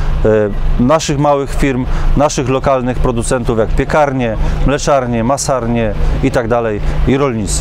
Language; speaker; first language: Polish; native; Polish